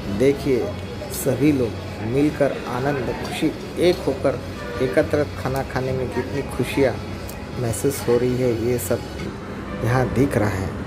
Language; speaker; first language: Hindi; non-native, local second language; Marathi